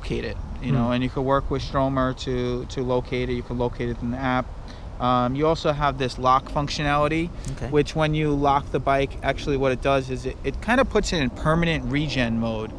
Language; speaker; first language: English; native; English